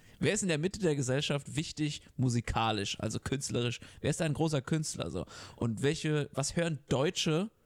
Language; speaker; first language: German; early bilingual, other home language; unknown